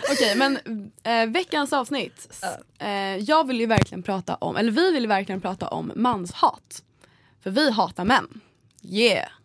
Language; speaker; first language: Swedish; native; Swedish